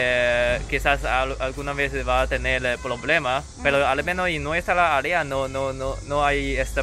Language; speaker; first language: Spanish; non-native, learner; Chinese